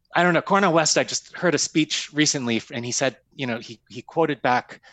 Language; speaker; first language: English; native; English